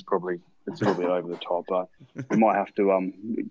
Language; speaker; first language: English; native; English